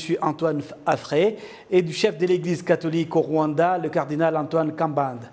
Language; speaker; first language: French; non-native, local second language; Kinyarwanda